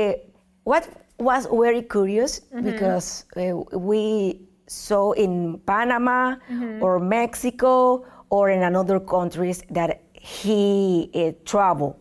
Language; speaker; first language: English; non-native, learner; Spanish